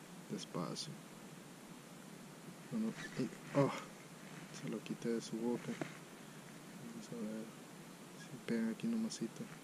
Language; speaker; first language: Spanish; native; Spanish